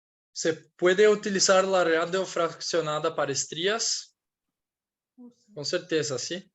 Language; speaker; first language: Spanish; non-native, fluent; Portuguese